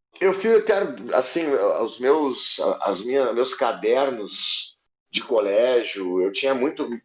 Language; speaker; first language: Portuguese; native; Portuguese